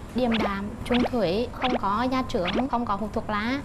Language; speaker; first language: Vietnamese; native; Vietnamese